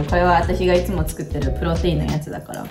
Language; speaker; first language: Japanese; early bilingual, heritage; Japanese